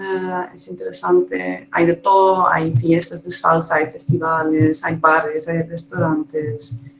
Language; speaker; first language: Spanish; non-native, fluent; Dutch